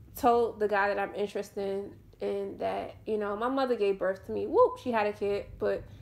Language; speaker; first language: English; native; English